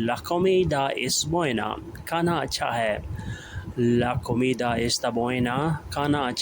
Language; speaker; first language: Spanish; non-native, learner; Urdu